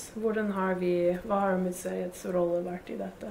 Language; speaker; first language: Norwegian; non-native, fluent; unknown